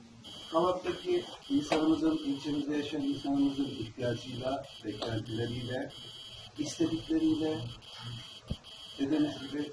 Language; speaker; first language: Turkish; native; Turkish